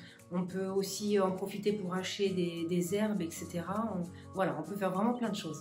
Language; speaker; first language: French; native; French